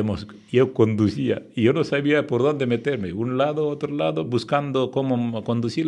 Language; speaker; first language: Spanish; non-native, fluent; Tamil